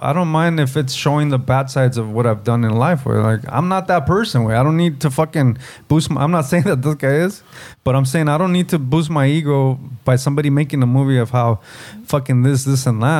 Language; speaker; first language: English; early bilingual, other home language; Spanish